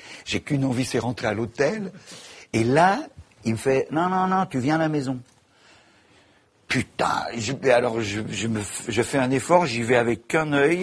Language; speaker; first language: French; native; French